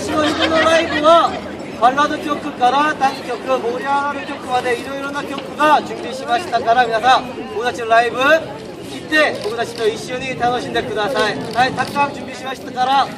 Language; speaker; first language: Japanese; non-native, learner; Korean